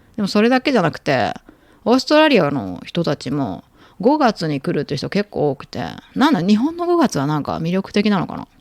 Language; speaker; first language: Japanese; native; Japanese